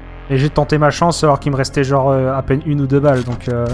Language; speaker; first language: French; native; French